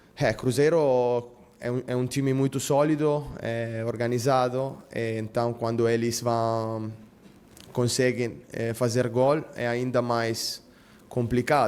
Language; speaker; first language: Portuguese; non-native, fluent; Spanish